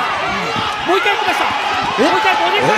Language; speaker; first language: Japanese; native; Japanese